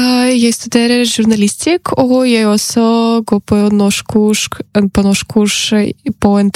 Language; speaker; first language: Norwegian; non-native, learner; Ukrainian